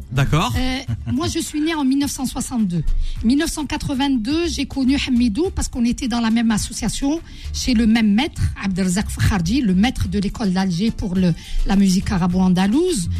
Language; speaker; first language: French; non-native, local second language; Arabic